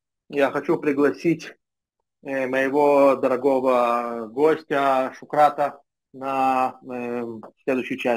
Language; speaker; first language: Russian; non-native, fluent; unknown